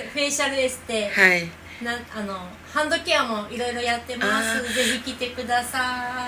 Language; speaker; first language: Japanese; non-native, fluent; Thai